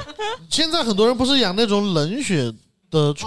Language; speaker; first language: Chinese; native; Chinese